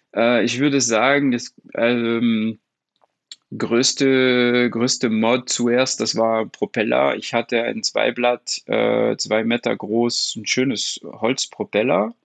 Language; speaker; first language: German; non-native, fluent; French